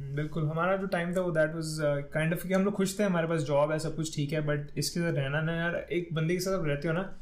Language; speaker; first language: Hindi; non-native, local second language; Punjabi